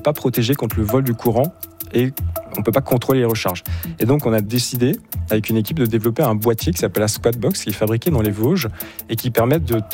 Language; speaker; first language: French; native; French